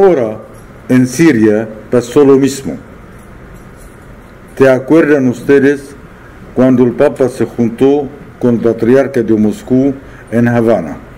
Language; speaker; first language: Spanish; non-native, fluent; Arabic